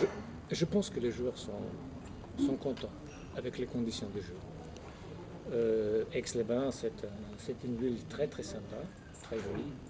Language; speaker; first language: French; non-native, fluent; Croatian